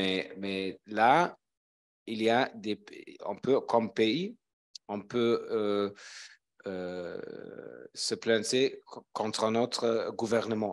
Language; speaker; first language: French; non-native, fluent; German